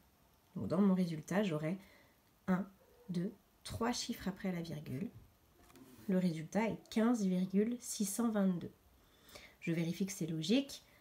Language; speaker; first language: French; native; French